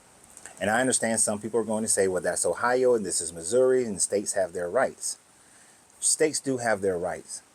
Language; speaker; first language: English; native; English